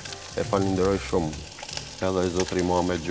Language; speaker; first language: Albanian; early bilingual, heritage; Albanian